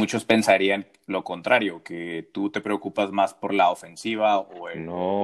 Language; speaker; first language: Spanish; native; Spanish